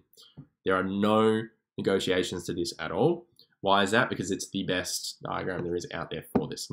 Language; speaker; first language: English; native; English